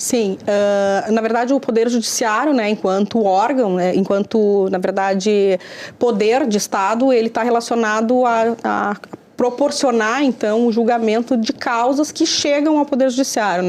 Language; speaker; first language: Portuguese; native; Portuguese